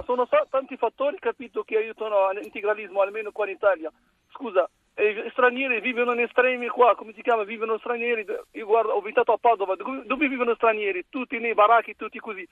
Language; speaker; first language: Italian; non-native, learner; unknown